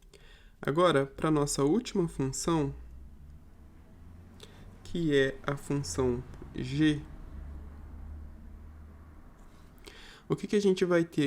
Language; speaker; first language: Portuguese; native; Portuguese